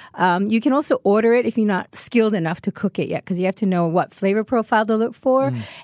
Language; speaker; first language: English; native; English